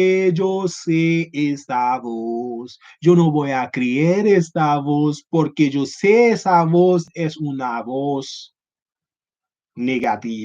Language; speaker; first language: Spanish; non-native, learner; Haitian Creole